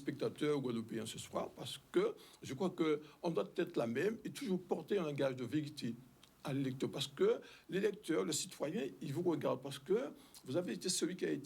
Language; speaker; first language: French; native; French